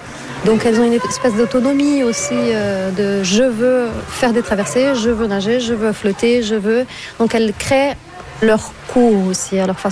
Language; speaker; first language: French; non-native, fluent; Portuguese